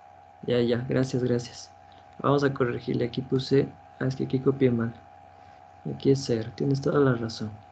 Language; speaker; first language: Spanish; native; Spanish